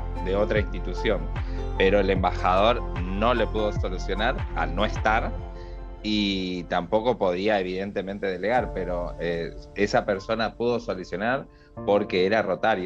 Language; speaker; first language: Spanish; native; Spanish